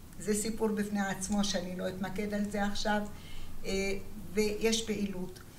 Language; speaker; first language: Hebrew; early bilingual, other home language; Arabic